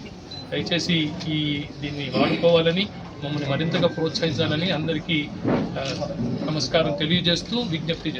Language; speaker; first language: Telugu; native; Telugu